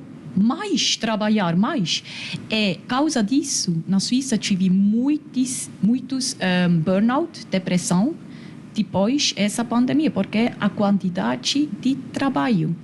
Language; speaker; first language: Portuguese; non-native, learner; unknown